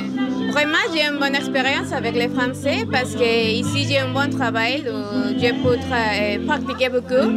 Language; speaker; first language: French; non-native, learner; Spanish